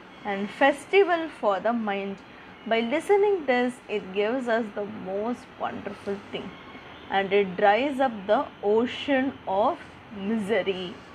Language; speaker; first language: English; non-native, local second language; Tamil